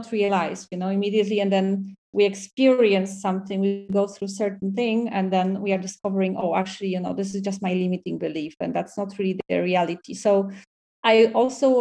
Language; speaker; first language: English; non-native, fluent; Polish